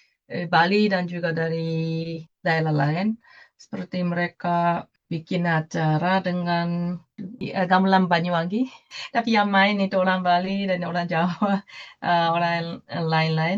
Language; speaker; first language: Indonesian; non-native, fluent; Japanese